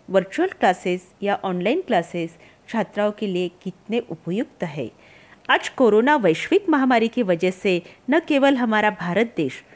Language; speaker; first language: Hindi; non-native, local second language; Marathi